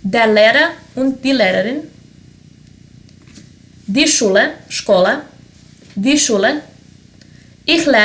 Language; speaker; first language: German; non-native, fluent; Serbian